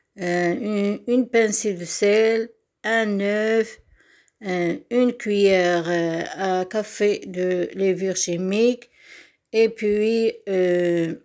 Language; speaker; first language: French; non-native, local second language; Arabic